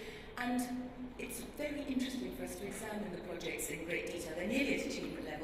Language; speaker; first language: English; native; English